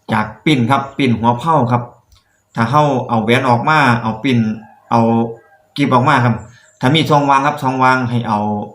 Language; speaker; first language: Thai; native; Thai